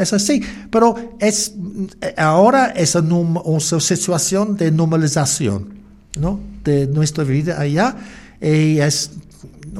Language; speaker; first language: Spanish; non-native, learner; English